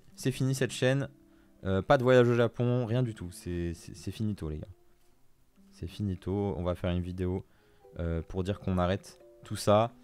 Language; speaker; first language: French; native; French